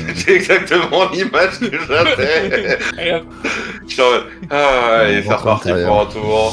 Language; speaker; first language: French; native; French